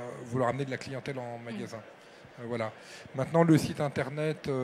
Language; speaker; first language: French; native; French